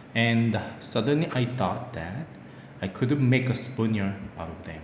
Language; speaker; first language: English; non-native, fluent; Korean